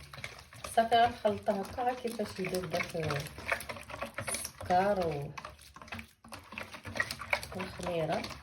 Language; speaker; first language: Arabic; native; Arabic